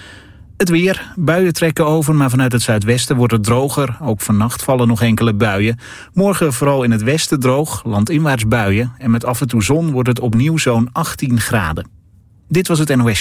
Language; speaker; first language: Dutch; native; Dutch